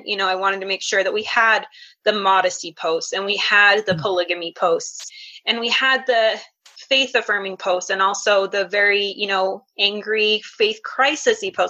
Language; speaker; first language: English; native; English